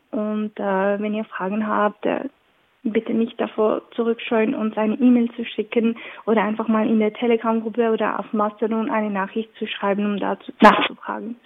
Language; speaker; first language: German; non-native, local second language; French